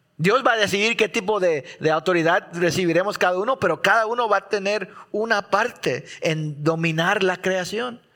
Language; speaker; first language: Spanish; early bilingual, heritage; Spanish